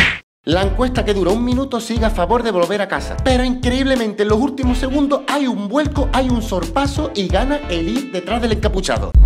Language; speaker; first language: Spanish; native; Spanish